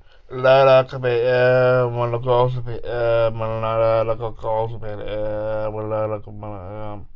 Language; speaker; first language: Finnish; non-native, learner; Swedish